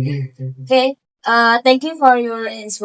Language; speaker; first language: English; non-native, learner; Indonesian